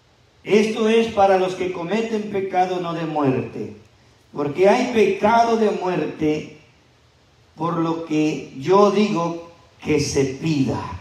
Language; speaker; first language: Spanish; native; Spanish